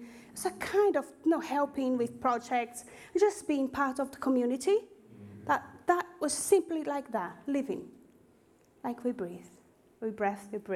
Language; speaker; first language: English; non-native, fluent; Portuguese